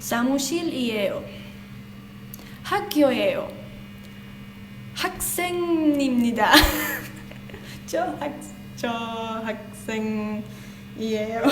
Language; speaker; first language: Korean; non-native, learner; Hungarian